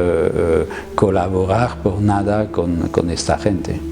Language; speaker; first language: Spanish; non-native, fluent; French